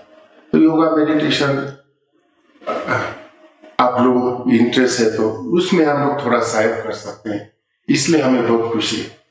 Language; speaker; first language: Hindi; non-native, local second language; Ladakhi